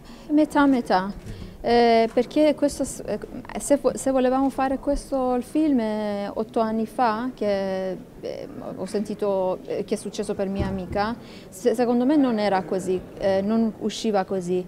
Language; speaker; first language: Italian; non-native, learner; Persian